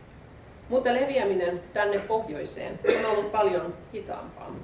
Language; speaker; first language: Finnish; native; Finnish